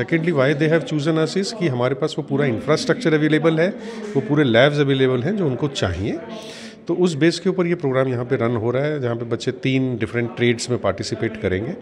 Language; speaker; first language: Hindi; native; Hindi